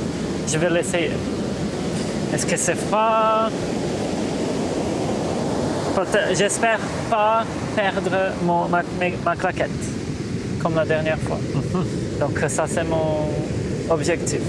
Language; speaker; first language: French; non-native, fluent; Portuguese